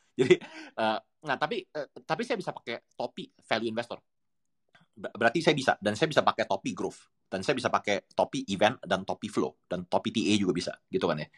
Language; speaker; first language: Indonesian; native; Indonesian